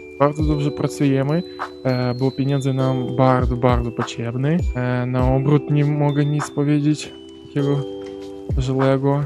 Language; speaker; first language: Polish; non-native, learner; Ukrainian